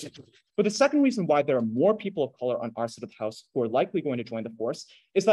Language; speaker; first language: English; native; English